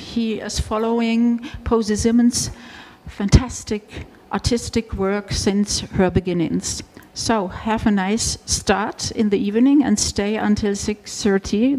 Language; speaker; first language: English; non-native, fluent; German